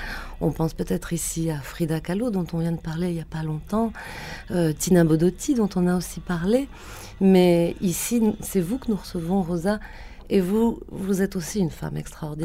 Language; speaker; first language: French; native; French